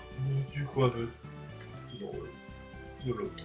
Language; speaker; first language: French; native; French